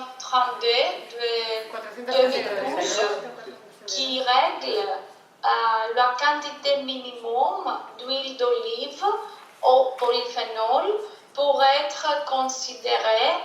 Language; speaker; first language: French; non-native, fluent; Greek